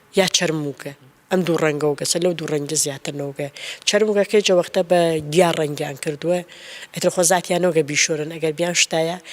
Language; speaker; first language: Central Kurdish; non-native, local second language; Gurani